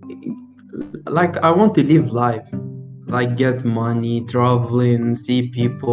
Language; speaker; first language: English; non-native, learner; Arabic